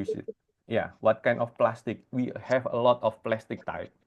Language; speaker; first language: English; non-native, fluent; Indonesian